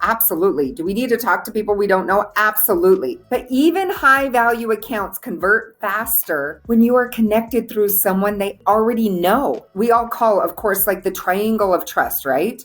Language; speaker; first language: English; native; English